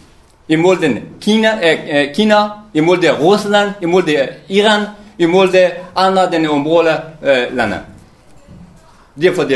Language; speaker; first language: Danish; non-native, learner; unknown